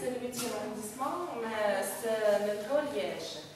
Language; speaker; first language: French; non-native, learner; Russian